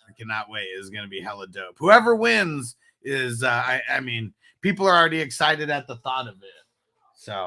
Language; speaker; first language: English; native; English